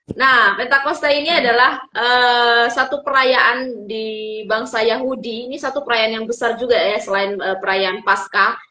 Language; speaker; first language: Indonesian; native; Indonesian